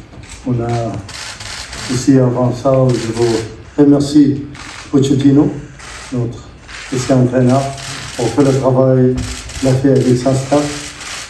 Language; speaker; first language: French; non-native, learner; Arabic